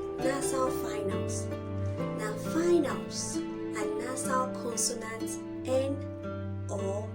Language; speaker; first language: Nigerian Pidgin; non-native, local second language; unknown